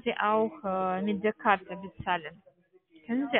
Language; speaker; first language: German; non-native, learner; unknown